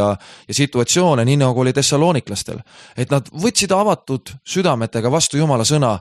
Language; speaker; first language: Estonian; native; Estonian